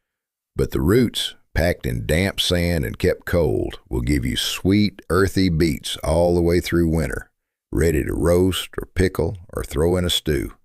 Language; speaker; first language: English; native; English